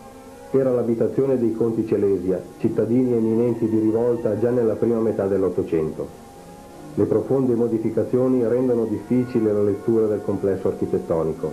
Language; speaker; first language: Italian; native; Italian